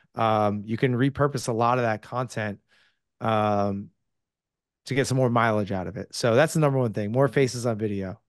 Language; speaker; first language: English; native; English